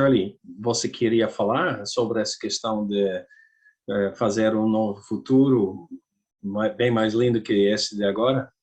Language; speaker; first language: Portuguese; non-native, learner; Dutch